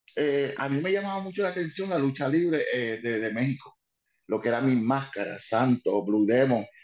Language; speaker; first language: Spanish; early bilingual, heritage; Spanish